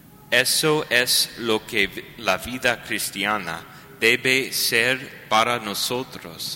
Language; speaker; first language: Spanish; non-native, learner; English